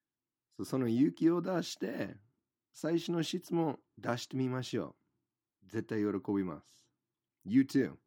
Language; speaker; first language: Japanese; non-native, fluent; English